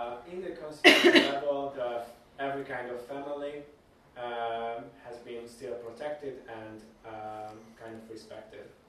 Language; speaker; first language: English; non-native, fluent; Hungarian